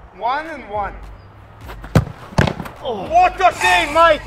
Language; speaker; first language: English; non-native, learner; Italian